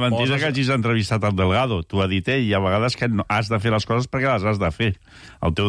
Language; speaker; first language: Catalan; native; Catalan